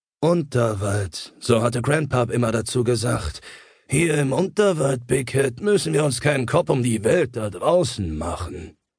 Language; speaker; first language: German; native; German